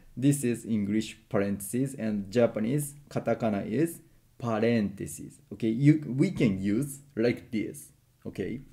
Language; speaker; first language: English; non-native, learner; Japanese